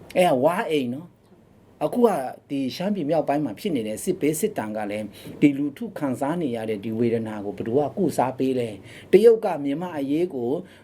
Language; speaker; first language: Burmese; non-native, local second language; Shan